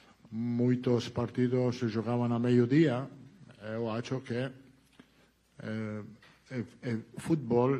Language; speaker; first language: Portuguese; non-native, learner; Italian